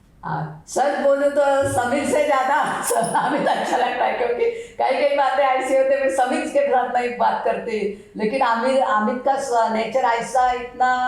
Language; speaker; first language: Hindi; non-native, local second language; Marathi